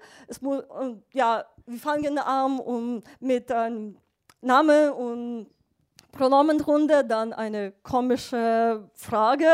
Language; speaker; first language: German; non-native, fluent; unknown